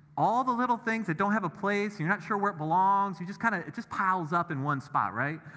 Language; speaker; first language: English; native; English